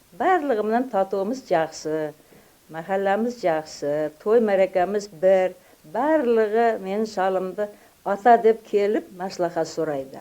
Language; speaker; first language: Uzbek; non-native, local second language; Kazakh